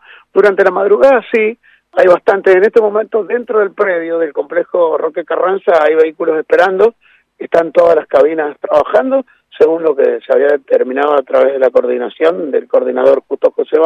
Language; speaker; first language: Spanish; native; Spanish